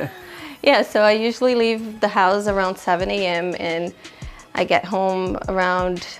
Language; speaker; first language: English; non-native, fluent; Portuguese